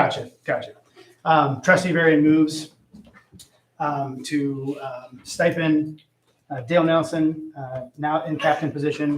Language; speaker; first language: English; native; English